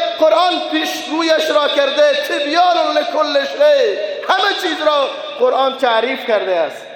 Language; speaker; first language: Persian; non-native, local second language; Baluchi